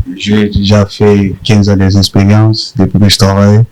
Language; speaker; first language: French; non-native, local second language; Rundi